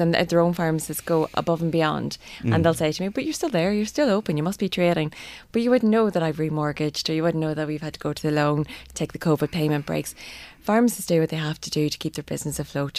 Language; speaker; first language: English; native; English